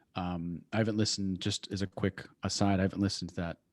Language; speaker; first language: English; early bilingual, other home language; Persian